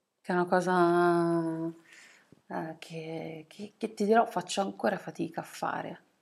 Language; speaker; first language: Italian; early bilingual, other home language; English